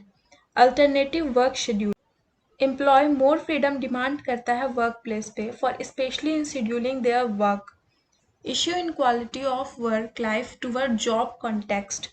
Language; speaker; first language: English; non-native, local second language; Hindi